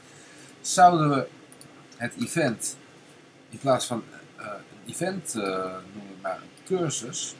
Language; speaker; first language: Dutch; native; Dutch